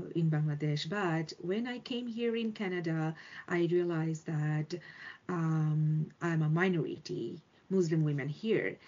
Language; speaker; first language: English; non-native, local second language; Bangla